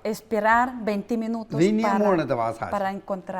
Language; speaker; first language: Spanish; non-native, learner; Russian